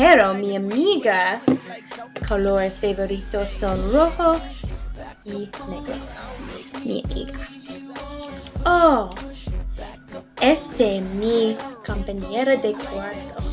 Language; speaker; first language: Spanish; non-native, learner; English